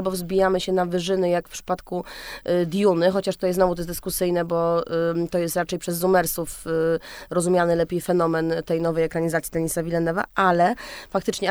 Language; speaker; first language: Polish; native; Polish